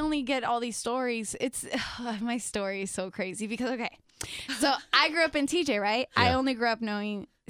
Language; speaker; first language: English; non-native, fluent; Spanish